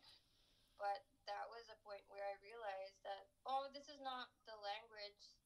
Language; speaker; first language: English; non-native, local second language; Urdu